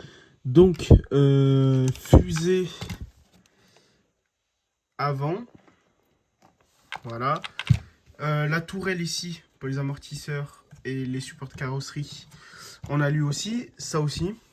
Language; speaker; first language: French; native; French